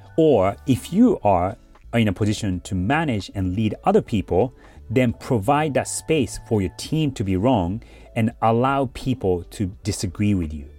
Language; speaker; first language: English; early bilingual, other home language; Japanese